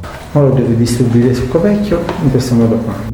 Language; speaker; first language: Italian; native; Italian